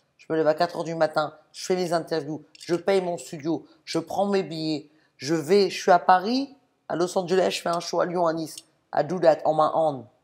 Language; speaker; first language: French; native; French